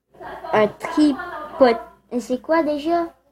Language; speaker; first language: French; native; French